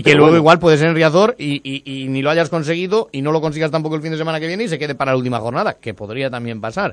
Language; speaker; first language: Spanish; native; Spanish